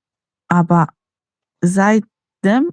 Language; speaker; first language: German; non-native, learner; Macedonian